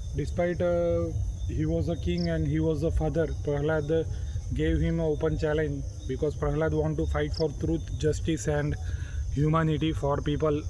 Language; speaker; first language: English; non-native, local second language; Gujarati